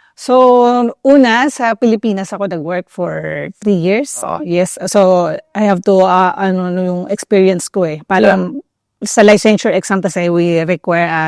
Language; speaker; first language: Filipino; native; Filipino